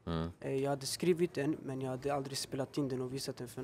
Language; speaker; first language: Swedish; early bilingual, other home language; Albanian